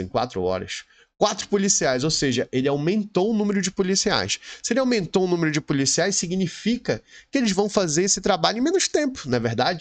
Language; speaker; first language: Portuguese; native; Portuguese